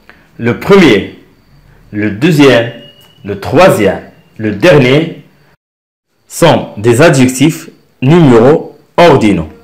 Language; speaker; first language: French; non-native, local second language; Arabic